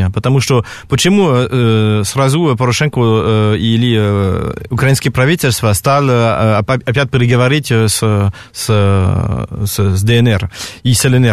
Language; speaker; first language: Russian; non-native, fluent; French